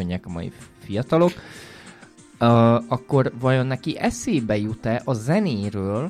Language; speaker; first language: Hungarian; native; Hungarian